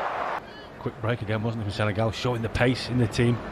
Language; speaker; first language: English; native; English